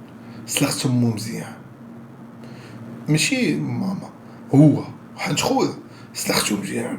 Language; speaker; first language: Arabic; native; Arabic